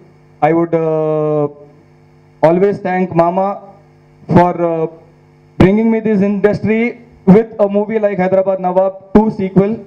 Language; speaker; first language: Telugu; non-native, local second language; Hindi